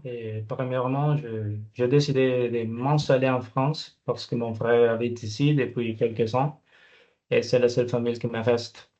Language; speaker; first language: French; non-native, learner; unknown